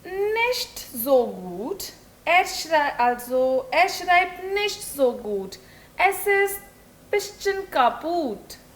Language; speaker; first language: German; non-native, learner; Hindi